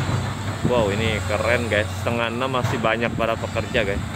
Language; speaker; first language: Indonesian; native; Indonesian